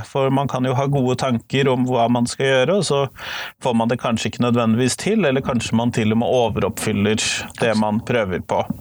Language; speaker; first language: Norwegian; native; Norwegian